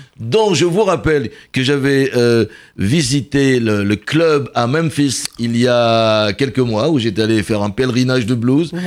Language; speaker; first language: French; native; French